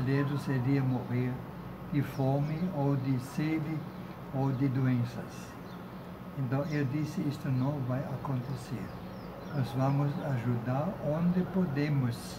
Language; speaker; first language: Portuguese; non-native, fluent; German